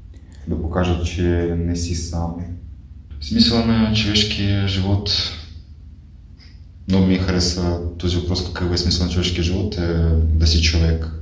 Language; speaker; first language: Bulgarian; non-native, fluent; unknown